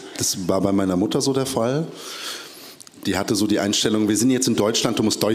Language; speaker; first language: German; early bilingual, other home language; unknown